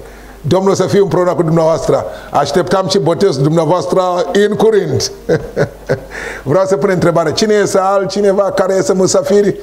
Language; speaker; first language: Romanian; non-native, learner; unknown